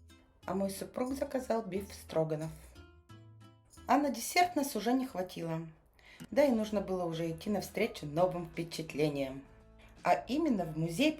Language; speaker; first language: Russian; native; Russian